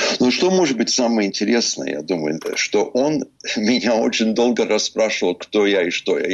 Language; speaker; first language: Russian; early bilingual, heritage; Russian